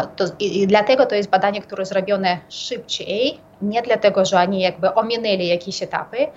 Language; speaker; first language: Polish; non-native, fluent; Ukrainian